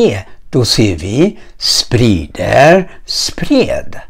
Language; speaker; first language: Swedish; non-native, fluent; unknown